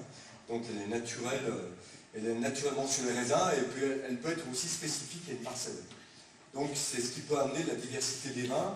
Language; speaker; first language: French; native; French